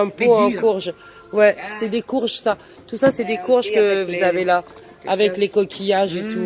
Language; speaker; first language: French; native; French